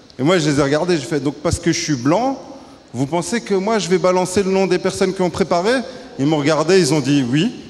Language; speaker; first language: French; native; French